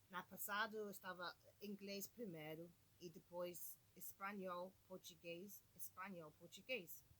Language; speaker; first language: Portuguese; non-native, learner; English